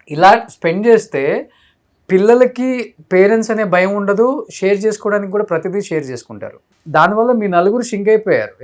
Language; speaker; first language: Telugu; native; Telugu